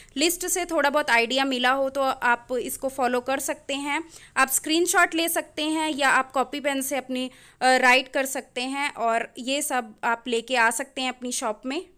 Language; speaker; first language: Hindi; native; Hindi